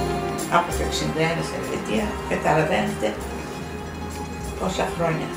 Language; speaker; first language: Greek; early bilingual, heritage; Greek